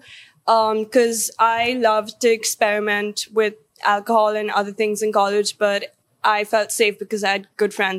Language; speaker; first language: English; non-native, local second language; Hindi